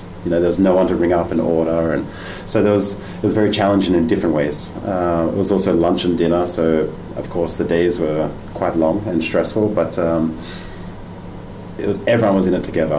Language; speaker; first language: English; native; English